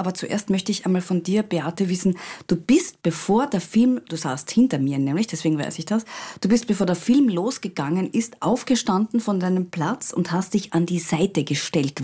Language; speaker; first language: German; native; German